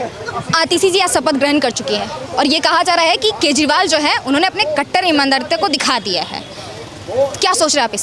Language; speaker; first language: Hindi; native; Hindi